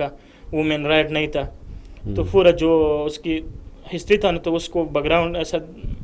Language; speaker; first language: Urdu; non-native, fluent; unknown